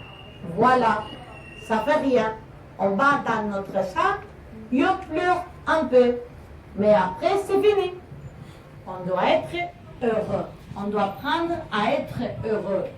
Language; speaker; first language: French; non-native, learner; Spanish